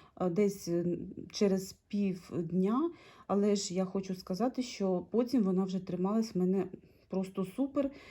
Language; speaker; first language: Ukrainian; non-native, local second language; Russian